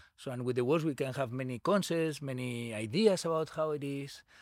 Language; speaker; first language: English; non-native, learner; Spanish